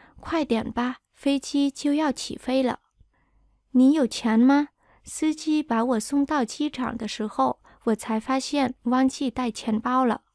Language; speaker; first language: Chinese; non-native, fluent; Vietnamese